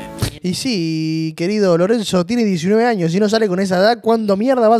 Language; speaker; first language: Spanish; native; Spanish